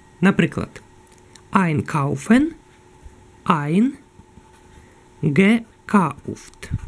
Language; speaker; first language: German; non-native, fluent; Ukrainian